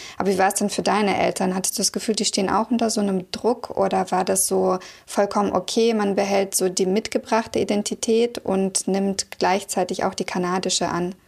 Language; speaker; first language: German; early bilingual, other home language; Russian